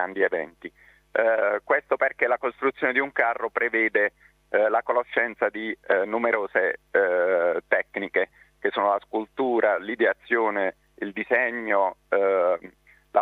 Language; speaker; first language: Italian; native; Italian